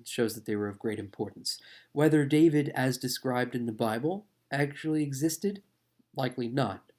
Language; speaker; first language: English; native; English